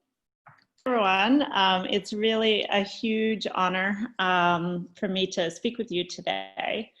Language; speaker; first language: English; native; English